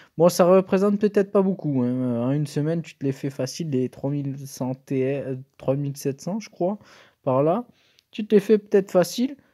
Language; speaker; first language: French; native; French